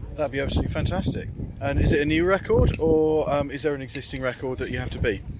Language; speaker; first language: English; native; English